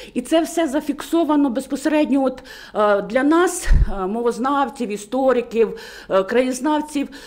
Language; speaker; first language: Ukrainian; native; Ukrainian